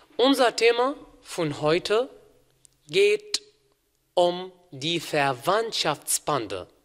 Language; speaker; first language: German; non-native, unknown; Arabic